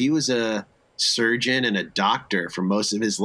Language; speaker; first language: English; native; English